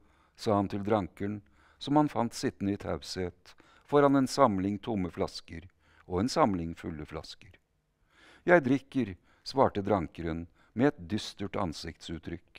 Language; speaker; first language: Norwegian; native; Norwegian